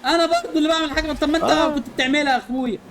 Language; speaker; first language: Arabic; native; Arabic